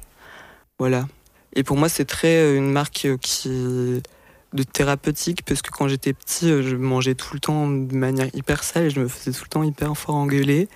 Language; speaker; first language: French; native; French